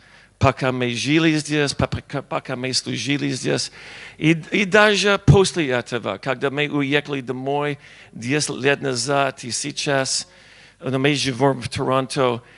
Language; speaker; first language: Russian; non-native, learner; English